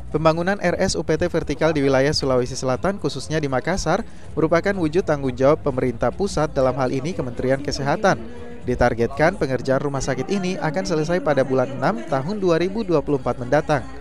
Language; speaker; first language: Indonesian; native; Indonesian